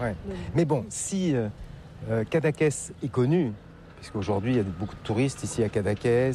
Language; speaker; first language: French; native; French